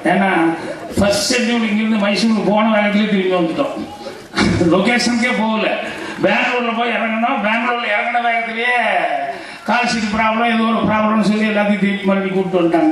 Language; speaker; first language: Tamil; native; Tamil